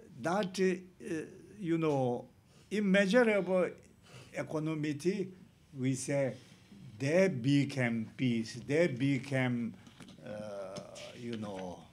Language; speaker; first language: English; non-native, learner; Tibetan